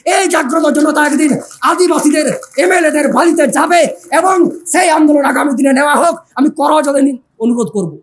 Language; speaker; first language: Bangla; non-native, local second language; Santali